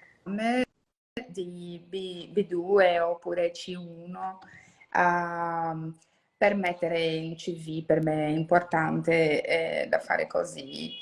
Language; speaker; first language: Italian; non-native, learner; Portuguese